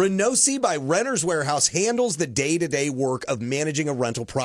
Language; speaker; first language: English; native; English